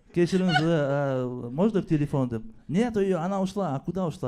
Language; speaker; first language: Russian; non-native, local second language; Kazakh